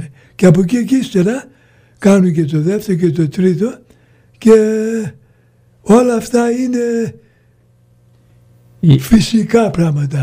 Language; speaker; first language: Greek; early bilingual, heritage; Greek